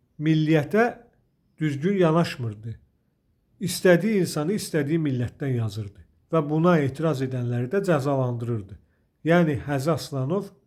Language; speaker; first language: Azerbaijani; non-native, local second language; Talysh